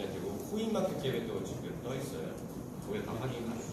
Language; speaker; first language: Korean; native; Korean